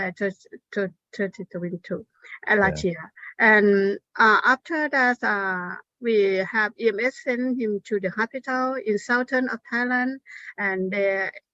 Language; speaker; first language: English; non-native, learner; Thai